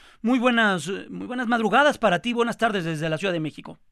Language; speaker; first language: Spanish; native; Spanish